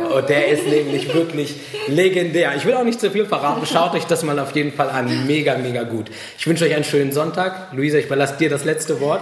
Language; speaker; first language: German; early bilingual, other home language; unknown